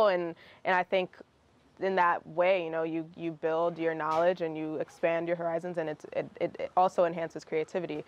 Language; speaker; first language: English; early bilingual, other home language; Russian